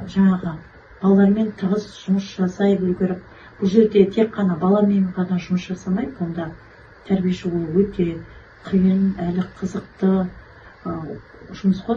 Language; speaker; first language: Kazakh; native; Kazakh